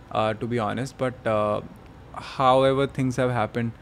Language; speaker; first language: Hindi; native; Hindi